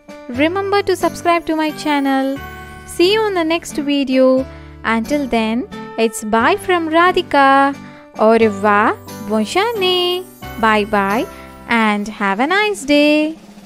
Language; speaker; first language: English; non-native, local second language; Tamil